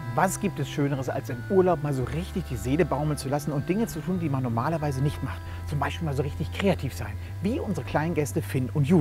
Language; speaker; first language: German; native; German